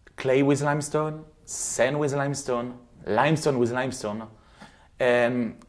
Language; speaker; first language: English; non-native, fluent; French